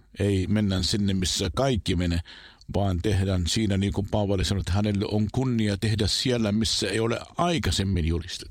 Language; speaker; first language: Finnish; non-native, fluent; Arabic